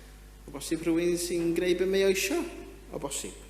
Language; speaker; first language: Welsh; native; Welsh